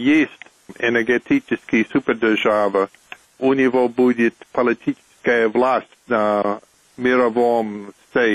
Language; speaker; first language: Russian; non-native, fluent; English